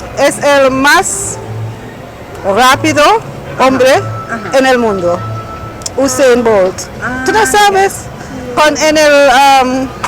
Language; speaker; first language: Spanish; non-native, learner; English